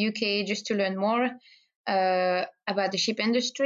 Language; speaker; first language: English; non-native, fluent; French